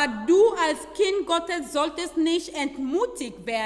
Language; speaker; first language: German; non-native, fluent; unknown